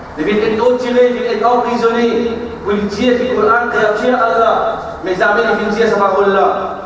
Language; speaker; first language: French; non-native, local second language; Morisyen